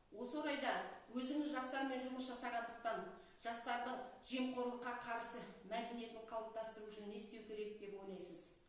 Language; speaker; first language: Kazakh; native; Kazakh